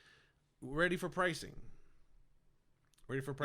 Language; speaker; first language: English; native; English